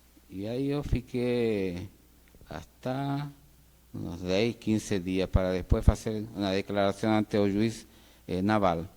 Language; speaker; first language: Portuguese; non-native, fluent; Spanish